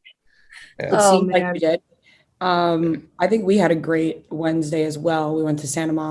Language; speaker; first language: English; native; English